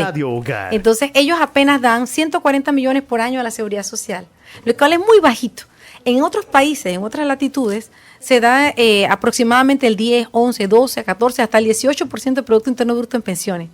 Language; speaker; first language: Spanish; native; Spanish